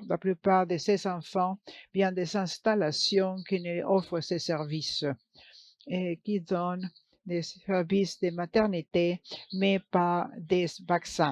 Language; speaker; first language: French; non-native, learner; English